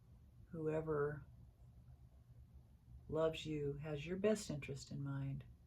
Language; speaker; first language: English; native; English